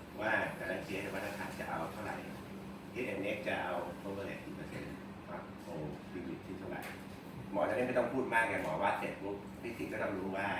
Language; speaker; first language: Thai; native; Thai